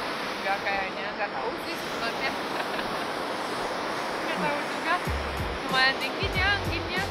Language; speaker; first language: Indonesian; non-native, fluent; Romanian